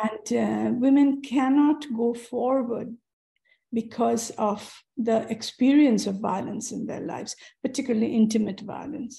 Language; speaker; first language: English; non-native, local second language; Bangla